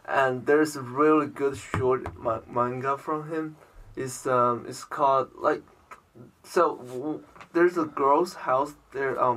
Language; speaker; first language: English; non-native, learner; Chinese